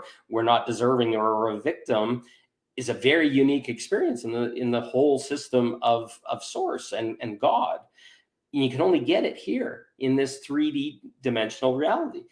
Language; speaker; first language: English; native; English